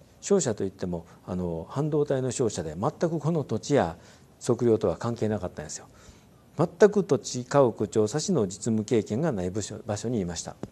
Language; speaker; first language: Japanese; native; Japanese